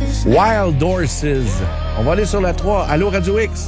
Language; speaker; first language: French; native; French